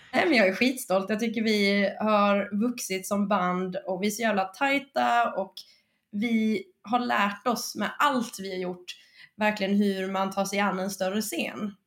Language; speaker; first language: Swedish; early bilingual, other home language; Spanish